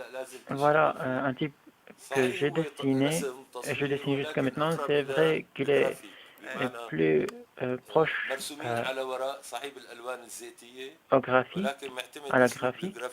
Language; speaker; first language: French; non-native, fluent; Arabic